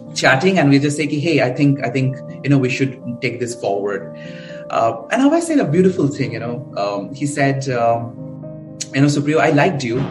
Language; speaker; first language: English; non-native, local second language; Bangla